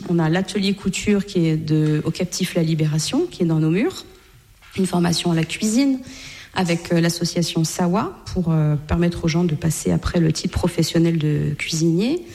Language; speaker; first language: French; native; French